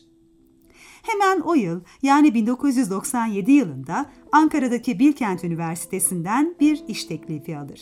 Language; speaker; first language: Turkish; native; Turkish